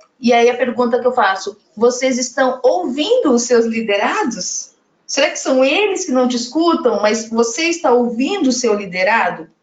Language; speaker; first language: Portuguese; native; Portuguese